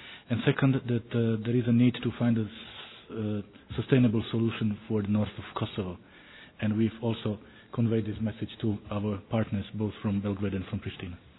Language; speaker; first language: English; non-native, fluent; Czech